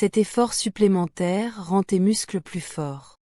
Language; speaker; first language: French; non-native, fluent; Portuguese